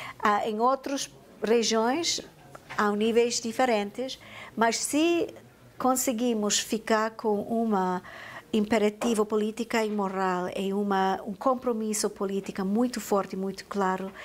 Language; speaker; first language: Portuguese; non-native, fluent; Spanish